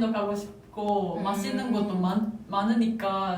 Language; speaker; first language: Korean; non-native, fluent; Japanese